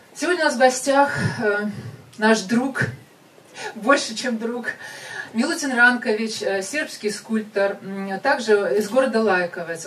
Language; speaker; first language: Russian; native; Russian